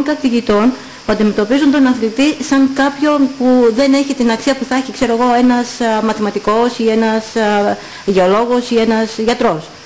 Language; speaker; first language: Greek; native; Greek